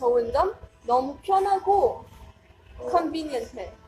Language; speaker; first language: Korean; non-native, learner; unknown